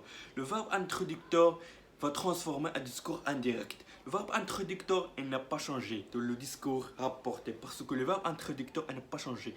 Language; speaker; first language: French; non-native, learner; Arabic